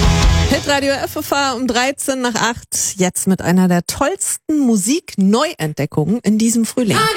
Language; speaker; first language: German; native; German